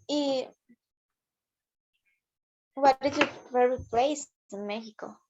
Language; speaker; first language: English; non-native, learner; Spanish